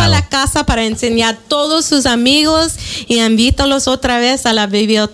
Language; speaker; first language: Spanish; non-native, fluent; English